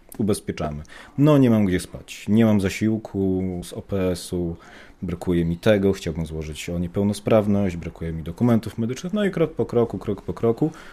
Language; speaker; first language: Polish; native; Polish